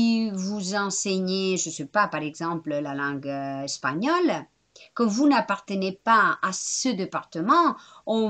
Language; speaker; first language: French; non-native, fluent; Spanish